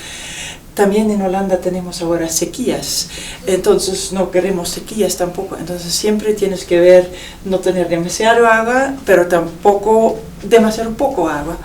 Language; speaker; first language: Spanish; non-native, fluent; Dutch